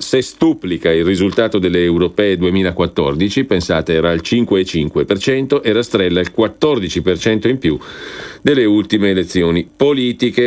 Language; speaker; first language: Italian; native; Italian